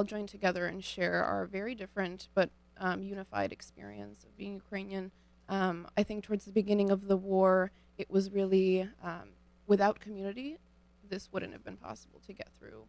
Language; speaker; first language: English; early bilingual, other home language; Ukrainian